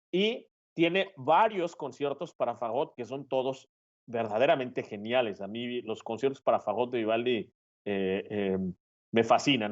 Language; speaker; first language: Spanish; native; Spanish